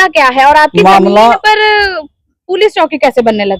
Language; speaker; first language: Hindi; native; Hindi